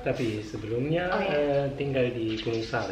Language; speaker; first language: Indonesian; non-native, fluent; German